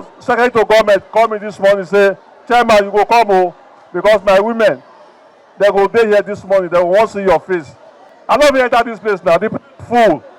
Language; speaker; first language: Nigerian Pidgin; native; Nigerian Pidgin